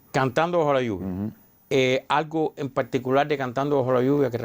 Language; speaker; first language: Spanish; native; Spanish